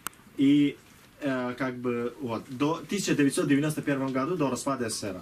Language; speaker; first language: Russian; non-native, learner; Kurdish